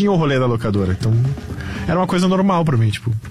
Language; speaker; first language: Portuguese; native; Portuguese